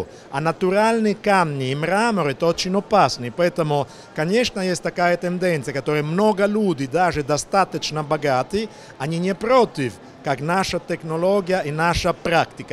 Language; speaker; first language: Russian; non-native, learner; Italian